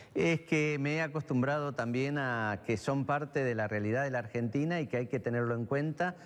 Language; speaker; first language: Spanish; native; Spanish